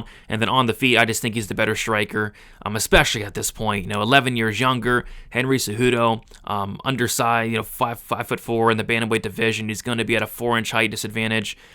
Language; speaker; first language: English; native; English